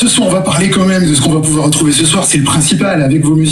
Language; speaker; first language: French; native; French